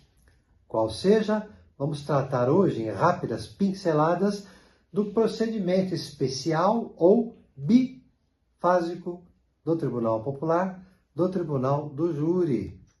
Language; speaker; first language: Portuguese; native; Portuguese